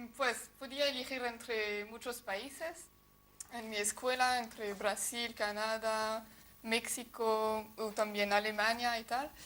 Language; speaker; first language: Spanish; non-native, fluent; French